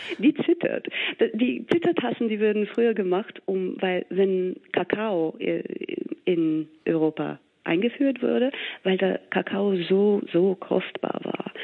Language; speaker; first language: German; non-native, fluent; English